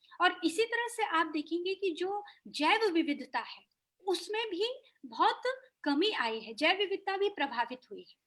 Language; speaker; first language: Hindi; native; Hindi